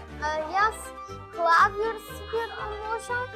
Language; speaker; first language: Macedonian; early bilingual, heritage; Macedonian